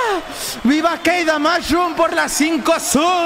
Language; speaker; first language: Spanish; native; Spanish